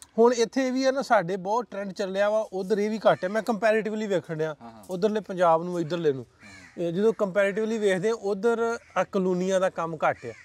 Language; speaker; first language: Punjabi; native; Punjabi